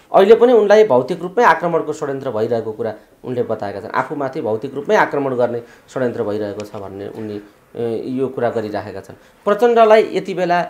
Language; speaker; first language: Nepali; native; Nepali